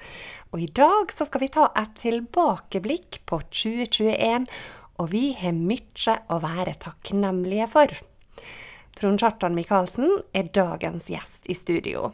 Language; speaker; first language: Norwegian; native; Norwegian